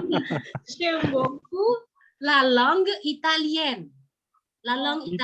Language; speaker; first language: French; non-native, fluent; Indonesian